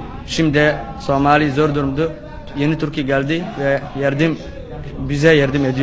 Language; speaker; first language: Turkish; non-native, learner; Somali